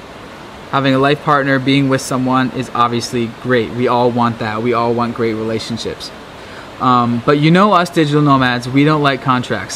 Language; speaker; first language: English; native; English